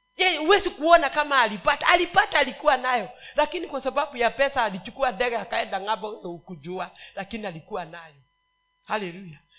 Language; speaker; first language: Swahili; non-native, local second language; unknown